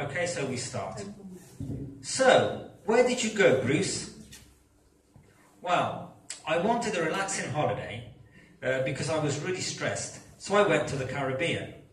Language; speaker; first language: English; non-native, fluent; Italian